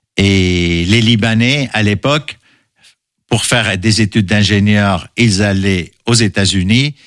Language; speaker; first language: French; non-native, local second language; Arabic